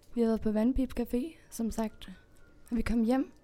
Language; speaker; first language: Danish; early bilingual, heritage; Spanish